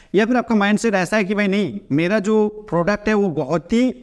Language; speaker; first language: Hindi; non-native, local second language; Bangla